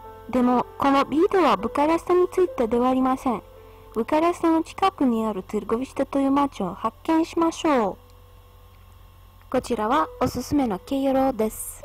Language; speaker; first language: Japanese; non-native, learner; Romanian